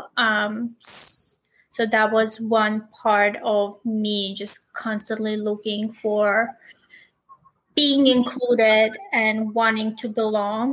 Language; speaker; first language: English; non-native, fluent; Armenian